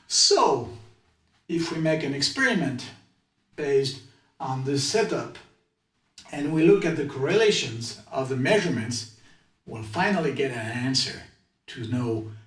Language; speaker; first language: English; non-native, fluent; French